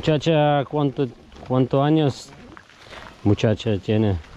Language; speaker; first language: Spanish; non-native, learner; Polish